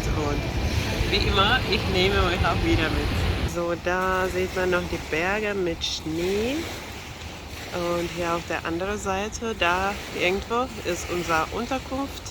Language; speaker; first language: German; non-native, fluent; Finnish